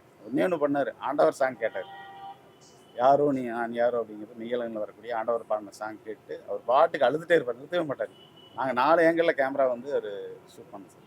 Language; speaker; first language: Tamil; native; Tamil